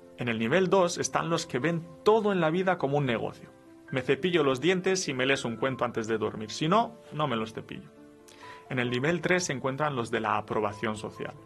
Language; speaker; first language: Spanish; non-native, fluent; Romanian